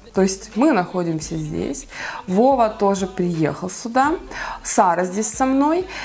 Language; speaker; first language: Russian; native; Russian